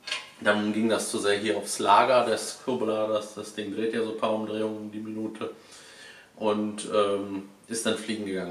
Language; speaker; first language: German; native; German